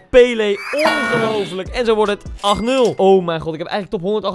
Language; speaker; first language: Dutch; native; Dutch